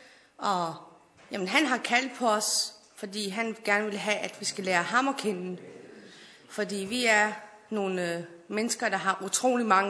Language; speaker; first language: Danish; early bilingual, other home language; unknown